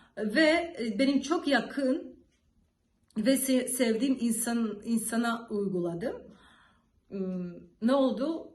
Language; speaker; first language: Turkish; non-native, learner; Georgian